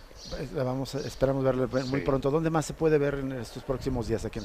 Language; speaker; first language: Spanish; native; Spanish